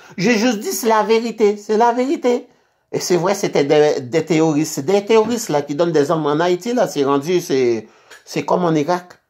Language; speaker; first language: French; non-native, local second language; Haitian Creole